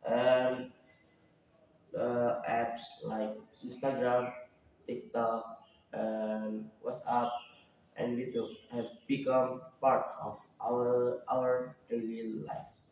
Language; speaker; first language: English; non-native, learner; Indonesian